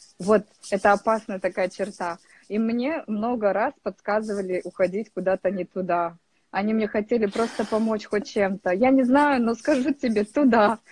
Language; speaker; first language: Russian; native; Russian